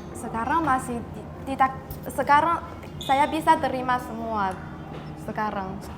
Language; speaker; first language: Indonesian; non-native, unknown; Chinese